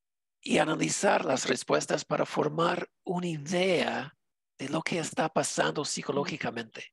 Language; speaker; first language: Spanish; non-native, fluent; English